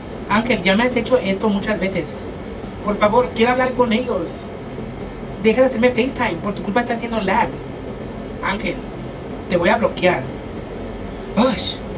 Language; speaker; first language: Spanish; early bilingual, heritage; Spanish